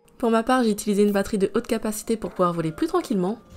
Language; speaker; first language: French; native; French